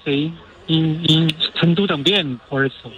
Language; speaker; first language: Spanish; non-native, learner; Chinese